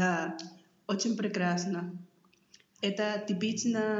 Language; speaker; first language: Russian; non-native, learner; Spanish